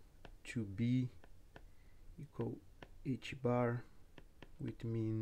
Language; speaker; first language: English; non-native, fluent; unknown